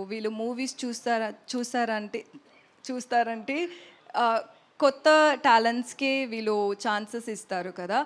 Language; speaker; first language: Telugu; non-native, learner; Tamil